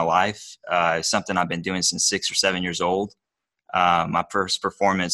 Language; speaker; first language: English; early bilingual, other home language; Bosnian